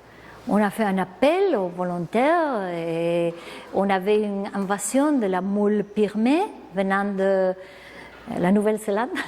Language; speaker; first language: French; non-native, fluent; Spanish